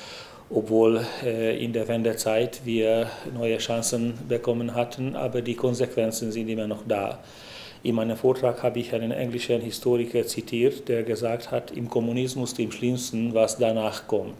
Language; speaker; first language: German; non-native, fluent; Hungarian